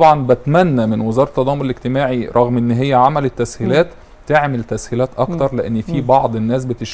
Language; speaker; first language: Arabic; native; Arabic